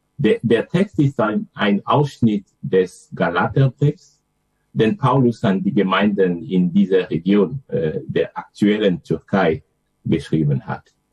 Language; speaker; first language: German; non-native, fluent; French